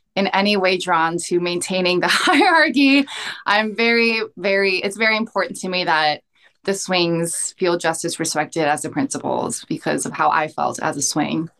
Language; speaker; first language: English; early bilingual, other home language; Korean